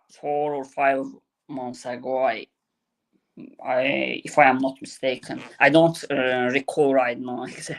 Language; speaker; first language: English; non-native, learner; Azerbaijani